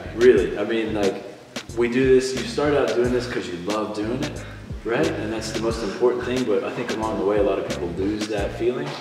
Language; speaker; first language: English; native; English